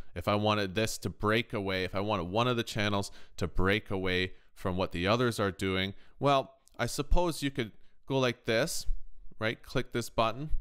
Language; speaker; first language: English; native; English